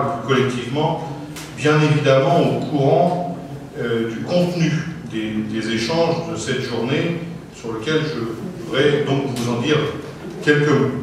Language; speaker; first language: French; native; French